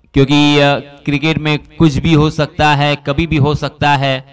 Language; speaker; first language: Hindi; non-native, local second language; Marathi